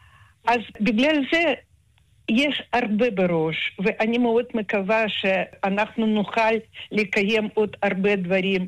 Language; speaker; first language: Hebrew; non-native, fluent; Russian